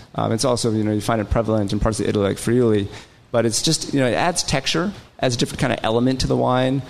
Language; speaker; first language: English; native; English